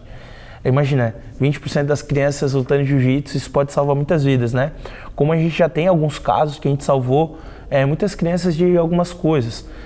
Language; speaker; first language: Portuguese; native; Portuguese